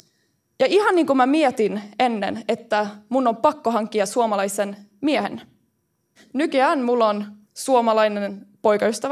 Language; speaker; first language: Finnish; early bilingual, heritage; Finnish